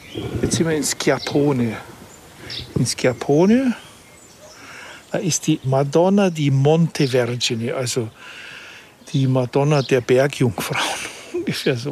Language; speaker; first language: German; native; German